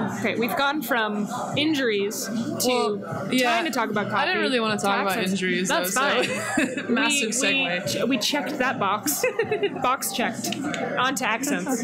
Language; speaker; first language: English; native; English